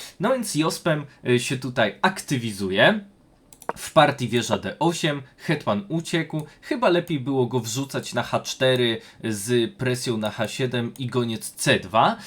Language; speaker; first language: Polish; native; Polish